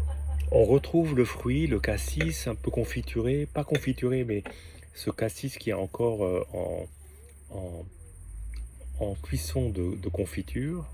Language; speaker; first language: French; native; French